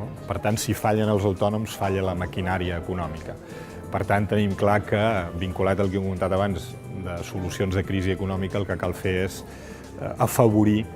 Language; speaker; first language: Catalan; native; Catalan